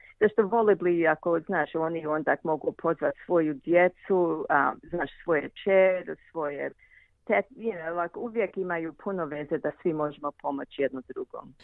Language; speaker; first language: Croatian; early bilingual, heritage; Croatian